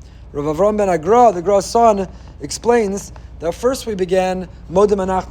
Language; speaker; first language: English; native; English